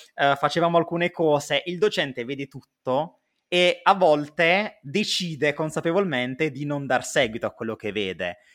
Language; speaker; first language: Italian; native; Italian